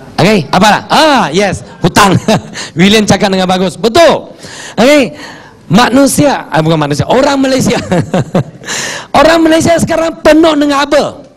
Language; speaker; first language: Malay; non-native, local second language; Chinese